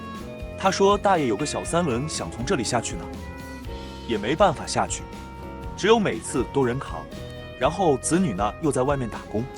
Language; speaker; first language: Chinese; native; Chinese